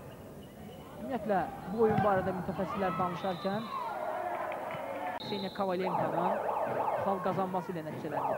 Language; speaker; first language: Azerbaijani; native; Azerbaijani